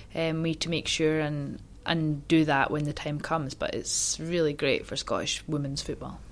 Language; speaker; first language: English; native; English